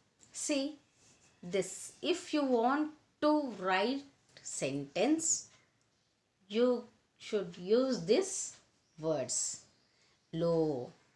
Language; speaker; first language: English; non-native, local second language; Telugu